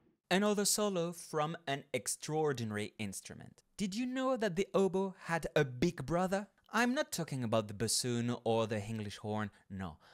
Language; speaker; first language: English; non-native, fluent; French